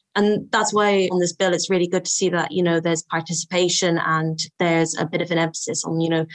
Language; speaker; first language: English; native; English